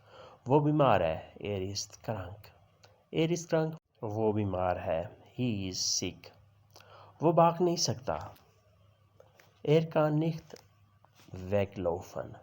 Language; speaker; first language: German; non-native, learner; Urdu